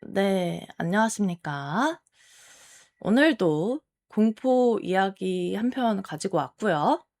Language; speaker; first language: Korean; native; Korean